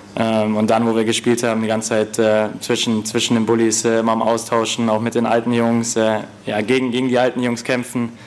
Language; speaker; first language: German; native; German